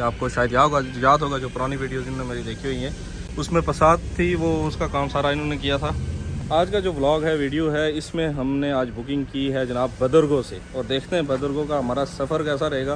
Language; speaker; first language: Hindi; native; Hindi